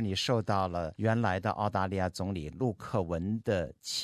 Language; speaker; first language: Chinese; native; Chinese